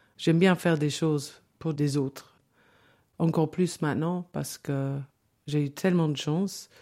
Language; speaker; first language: French; non-native, fluent; English